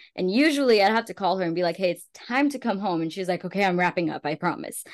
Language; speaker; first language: English; early bilingual, other home language; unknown